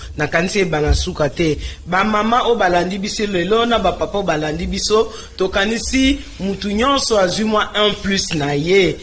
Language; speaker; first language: Lingala; native; Lingala